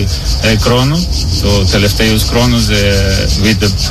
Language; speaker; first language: Greek; non-native, learner; Portuguese